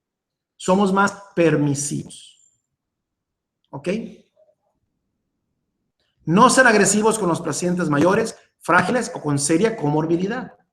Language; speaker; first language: Spanish; native; Spanish